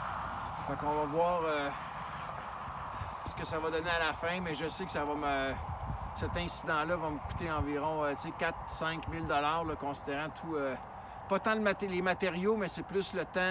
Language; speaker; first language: French; native; French